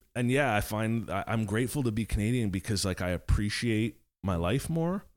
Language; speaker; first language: English; native; English